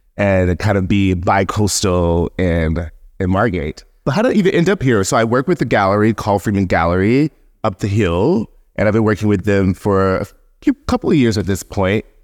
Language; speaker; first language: English; native; English